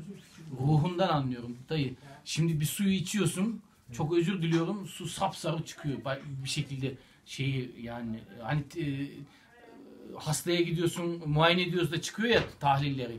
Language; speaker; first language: Turkish; native; Turkish